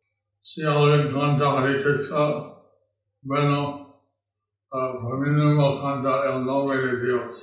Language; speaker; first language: Spanish; non-native, learner; English